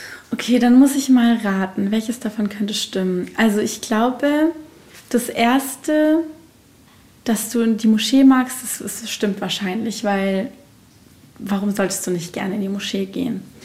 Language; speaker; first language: German; native; German